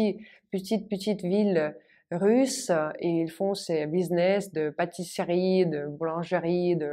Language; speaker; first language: French; non-native, fluent; Russian